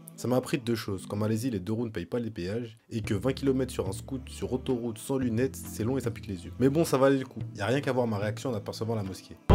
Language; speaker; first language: French; native; French